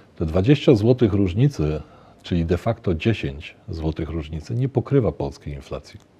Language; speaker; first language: Polish; native; Polish